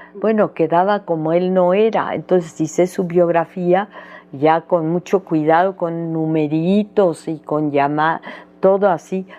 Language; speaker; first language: Spanish; early bilingual, other home language; French